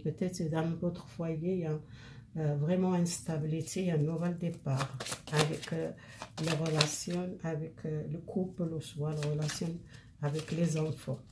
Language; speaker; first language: French; non-native, fluent; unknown